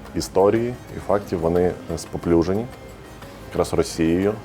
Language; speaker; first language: Ukrainian; native; Ukrainian